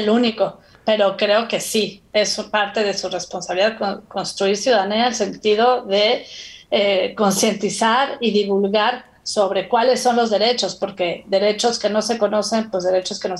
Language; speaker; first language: Spanish; native; Spanish